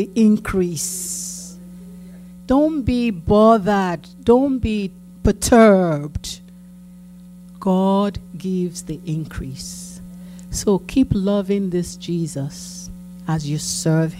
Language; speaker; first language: English; non-native, local second language; Yoruba